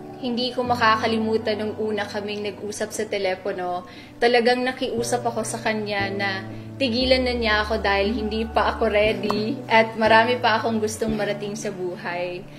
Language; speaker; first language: Filipino; non-native, local second language; Maguindanaon